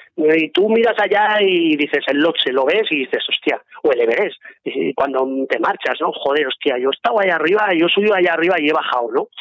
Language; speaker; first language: Spanish; native; Spanish